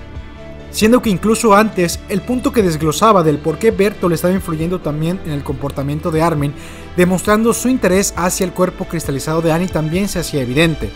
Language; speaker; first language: Spanish; native; Spanish